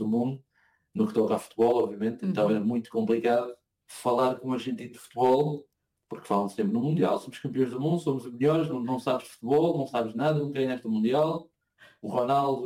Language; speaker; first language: Portuguese; native; Portuguese